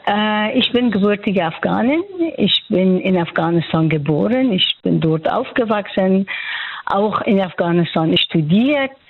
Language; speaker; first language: German; non-native, fluent; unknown